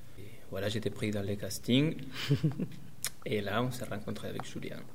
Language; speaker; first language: French; non-native, learner; Spanish